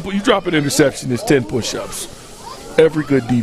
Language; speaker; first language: English; native; English